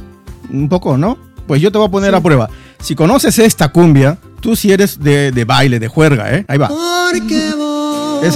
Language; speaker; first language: Spanish; native; Spanish